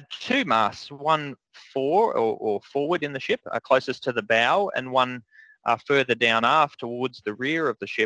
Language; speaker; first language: English; native; English